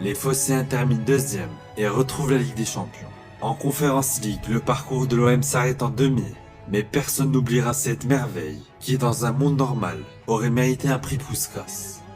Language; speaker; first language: French; native; French